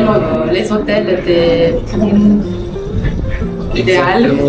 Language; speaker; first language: French; non-native, fluent; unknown